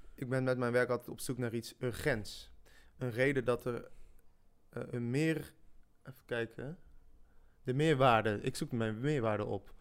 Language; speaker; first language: Dutch; early bilingual, other home language; French